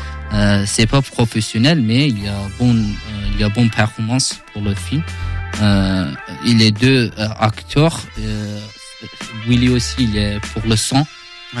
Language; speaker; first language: French; non-native, learner; Kurdish